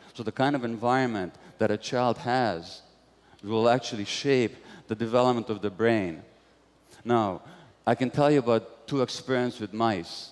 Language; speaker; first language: English; non-native, fluent; Hungarian